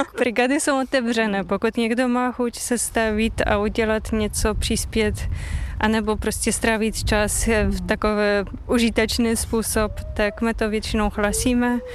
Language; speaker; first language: Czech; non-native, fluent; Polish